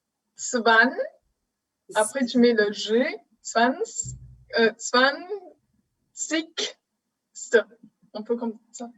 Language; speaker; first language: French; non-native, fluent; German